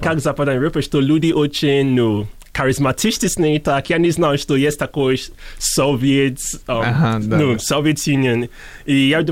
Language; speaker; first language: Russian; non-native, learner; English